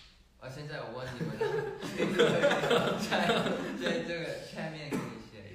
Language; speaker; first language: Chinese; non-native, fluent; Thai